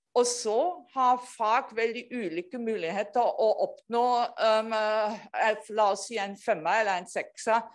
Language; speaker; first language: Norwegian; non-native, fluent; German